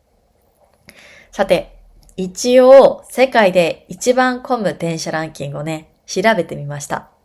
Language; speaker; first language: Japanese; native; Japanese